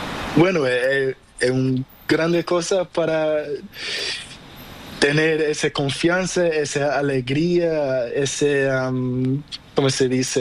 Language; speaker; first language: Spanish; non-native, learner; Portuguese